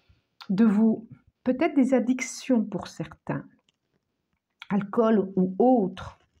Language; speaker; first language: French; native; French